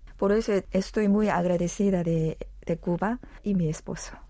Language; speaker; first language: Spanish; non-native, learner; Korean